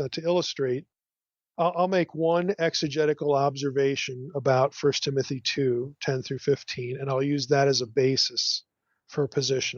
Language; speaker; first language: English; native; English